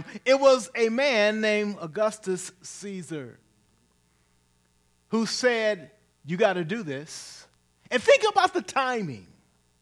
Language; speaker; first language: English; native; English